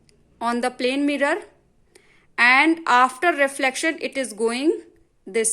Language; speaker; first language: English; non-native, local second language; Hindi